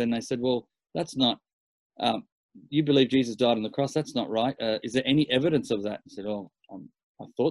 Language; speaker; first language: English; native; English